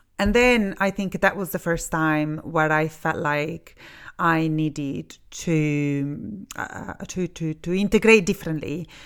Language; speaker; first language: English; non-native, fluent; Italian